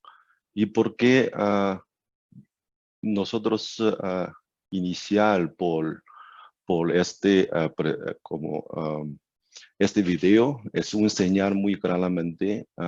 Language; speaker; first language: Spanish; non-native, learner; Chinese